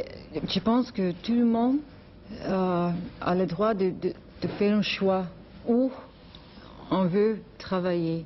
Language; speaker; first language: French; non-native, learner; English